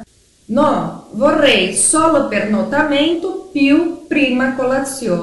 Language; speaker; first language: Italian; non-native, fluent; Portuguese